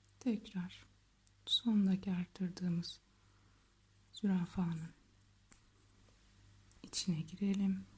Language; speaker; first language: Turkish; native; Turkish